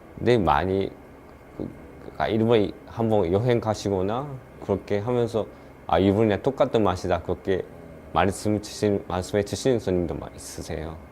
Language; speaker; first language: Korean; non-native, learner; Japanese